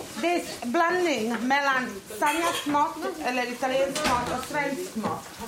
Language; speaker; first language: Swedish; non-native, fluent; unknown